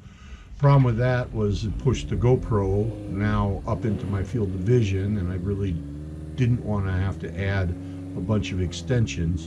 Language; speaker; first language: English; native; English